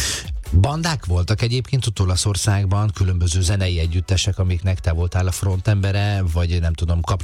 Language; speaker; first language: Hungarian; native; Hungarian